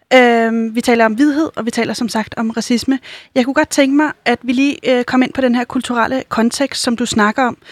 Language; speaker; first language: Danish; native; Danish